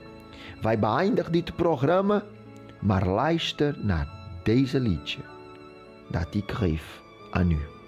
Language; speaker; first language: Dutch; non-native, local second language; Portuguese